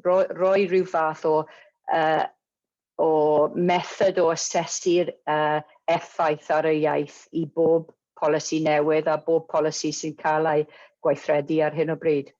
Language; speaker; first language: Welsh; non-native, local second language; English